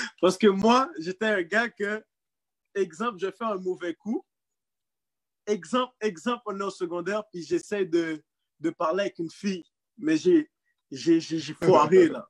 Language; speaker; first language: French; native; French